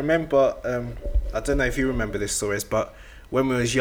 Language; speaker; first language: English; native; English